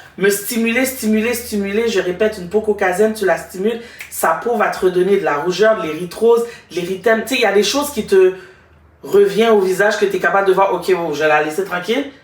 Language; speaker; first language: French; native; French